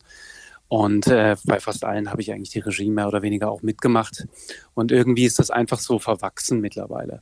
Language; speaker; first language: German; native; German